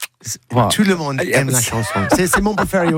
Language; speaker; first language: French; non-native, learner; English